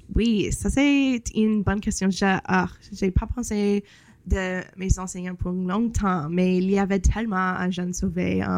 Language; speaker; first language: French; non-native, local second language; English